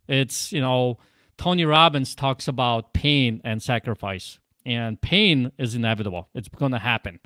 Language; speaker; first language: English; non-native, fluent; Polish